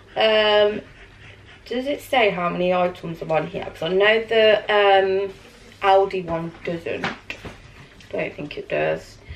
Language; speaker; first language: English; native; English